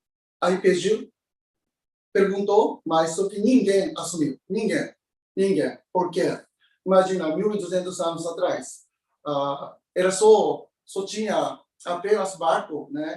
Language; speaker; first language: Portuguese; non-native, learner; Japanese